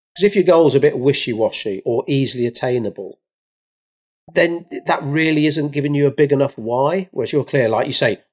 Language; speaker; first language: English; early bilingual, other home language; Hindi